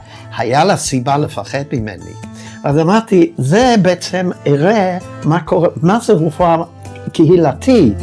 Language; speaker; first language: Hebrew; non-native, fluent; English